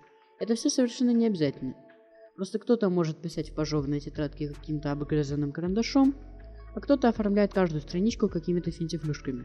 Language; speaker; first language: Russian; native; Russian